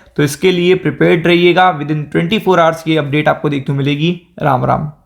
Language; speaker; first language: Hindi; native; Hindi